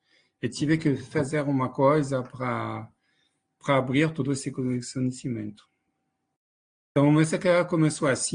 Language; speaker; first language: Portuguese; non-native, fluent; French